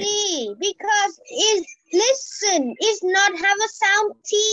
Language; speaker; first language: English; non-native, learner; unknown